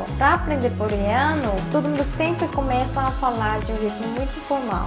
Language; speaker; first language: Portuguese; non-native, fluent; Korean